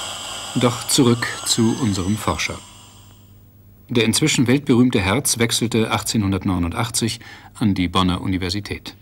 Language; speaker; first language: German; native; German